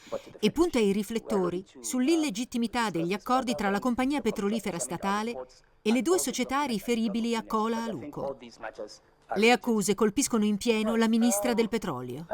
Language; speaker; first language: Italian; native; Italian